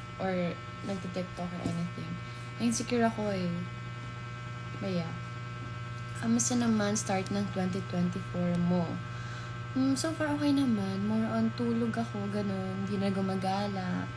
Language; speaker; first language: Filipino; native; Filipino